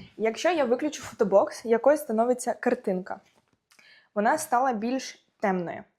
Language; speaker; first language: Ukrainian; non-native, local second language; Russian